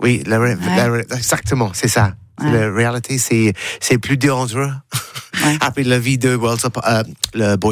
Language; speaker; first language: French; non-native, learner; English